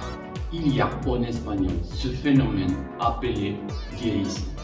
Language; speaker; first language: French; non-native, fluent; Spanish